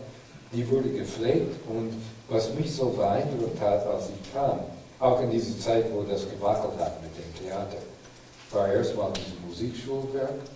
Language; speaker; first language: German; non-native, fluent; English